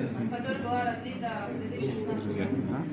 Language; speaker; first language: Russian; native; Russian